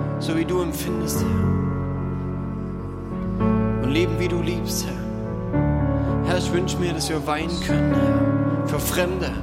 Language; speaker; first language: German; native; German